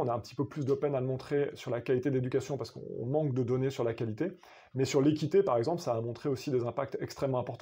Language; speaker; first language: French; native; French